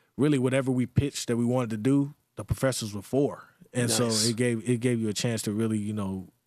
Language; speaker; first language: English; native; English